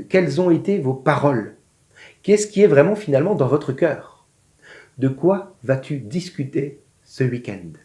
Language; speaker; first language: French; native; French